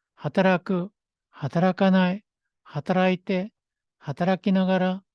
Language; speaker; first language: Japanese; non-native, fluent; Korean